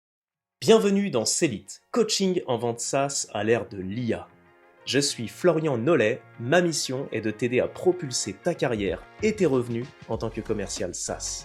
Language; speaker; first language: French; native; French